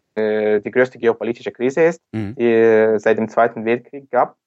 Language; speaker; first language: German; non-native, fluent; Ukrainian